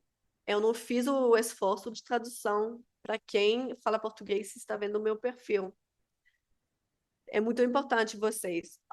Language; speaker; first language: Portuguese; non-native, fluent; Spanish